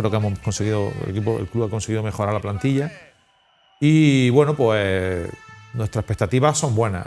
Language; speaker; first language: Spanish; native; Spanish